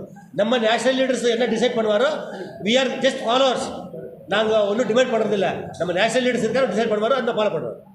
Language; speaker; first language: Tamil; non-native, learner; Kannada